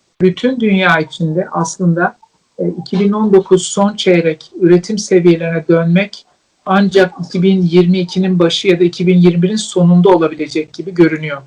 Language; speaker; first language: Turkish; native; Turkish